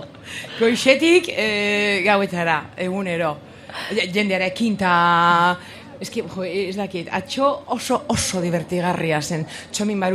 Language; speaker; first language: Basque; non-native, local second language; Spanish